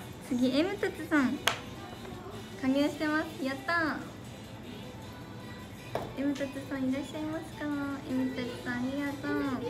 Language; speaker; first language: Japanese; native; Japanese